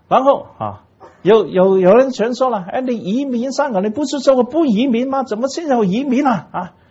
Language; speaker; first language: Chinese; non-native, local second language; Cantonese